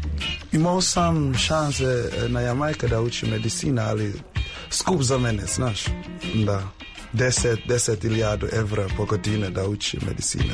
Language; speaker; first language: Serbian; non-native, learner; English